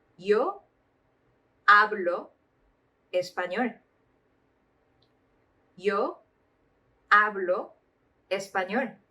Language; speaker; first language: Spanish; non-native, fluent; Korean